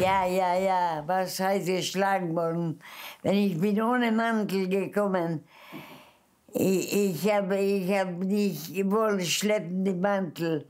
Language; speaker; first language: German; non-native, fluent; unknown